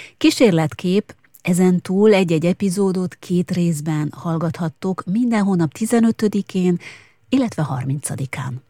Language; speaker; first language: Hungarian; native; Hungarian